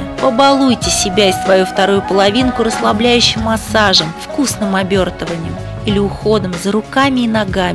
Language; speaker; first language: Russian; native; Russian